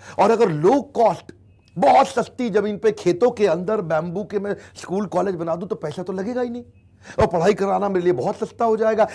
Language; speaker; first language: Hindi; native; Hindi